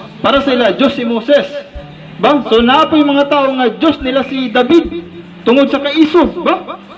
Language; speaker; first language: Cebuano; native; Cebuano